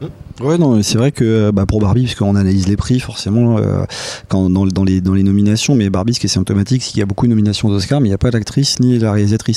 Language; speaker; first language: French; native; French